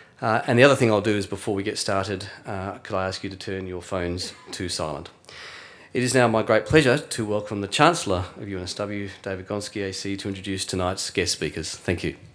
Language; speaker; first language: English; native; English